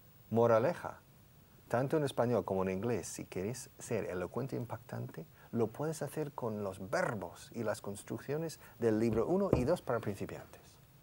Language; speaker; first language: Spanish; non-native, fluent; English